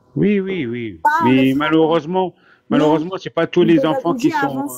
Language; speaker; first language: French; non-native, local second language; Arabic